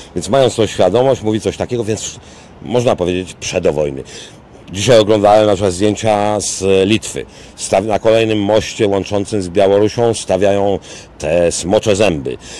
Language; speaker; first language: Polish; native; Polish